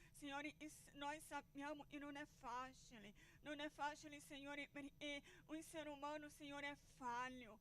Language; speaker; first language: Italian; non-native, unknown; Portuguese